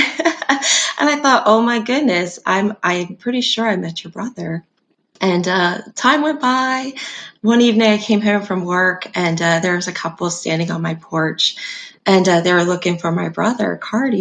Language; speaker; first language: English; native; English